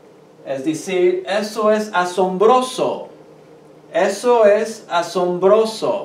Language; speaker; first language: Spanish; early bilingual, heritage; Spanish